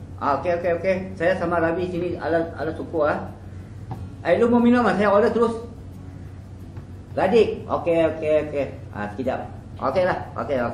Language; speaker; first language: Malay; non-native, local second language; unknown